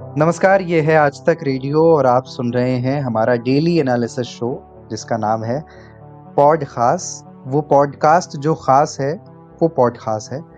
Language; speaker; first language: Hindi; native; Hindi